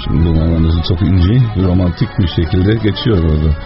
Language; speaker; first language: Turkish; non-native, fluent; Dutch